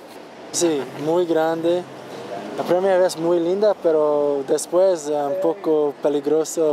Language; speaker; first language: Spanish; non-native, learner; English